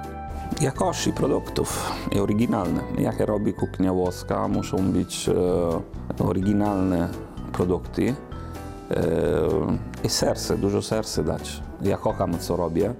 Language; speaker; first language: Polish; non-native, learner; Italian